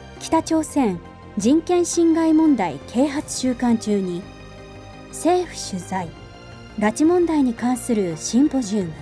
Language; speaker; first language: Japanese; native; Japanese